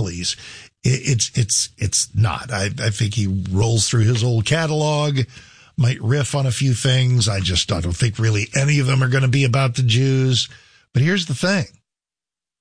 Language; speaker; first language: English; native; English